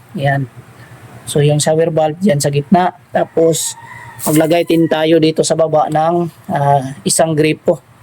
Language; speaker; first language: Filipino; non-native, local second language; Cebuano